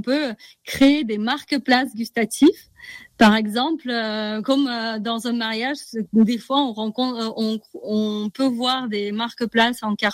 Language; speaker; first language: French; native; French